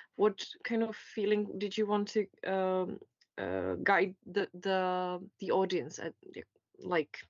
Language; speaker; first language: English; non-native, fluent; Czech